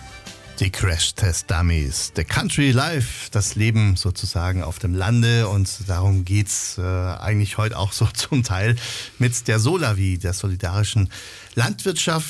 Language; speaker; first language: German; native; German